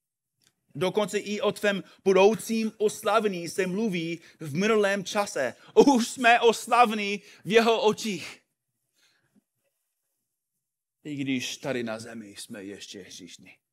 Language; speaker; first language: Czech; non-native, fluent; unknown